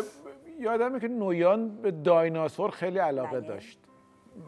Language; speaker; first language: Persian; native; Persian